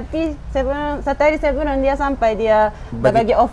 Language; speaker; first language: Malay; non-native, fluent; Japanese